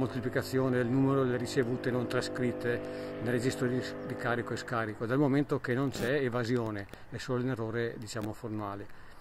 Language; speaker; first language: Italian; native; Italian